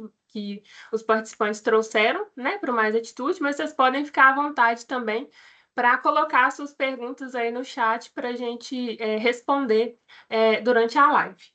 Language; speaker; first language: Portuguese; native; Portuguese